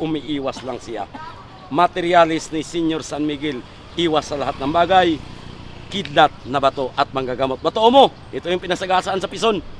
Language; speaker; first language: Filipino; native; Filipino